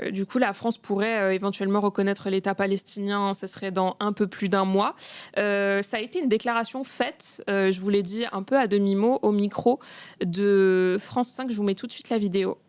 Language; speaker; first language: French; native; French